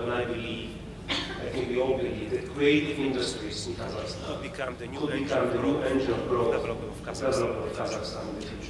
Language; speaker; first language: English; non-native, fluent; Polish